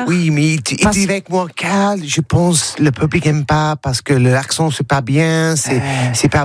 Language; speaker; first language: French; non-native, learner; English